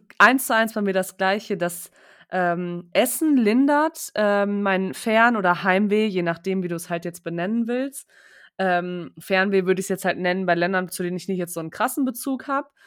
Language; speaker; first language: German; native; German